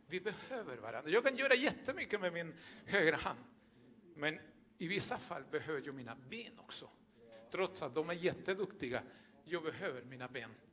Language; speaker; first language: Swedish; non-native, fluent; Spanish